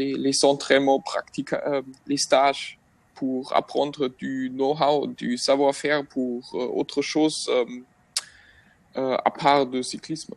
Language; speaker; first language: French; non-native, fluent; German